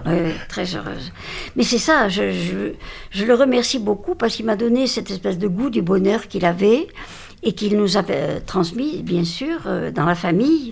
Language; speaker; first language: French; native; French